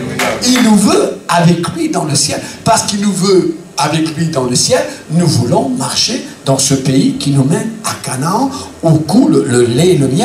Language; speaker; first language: French; native; French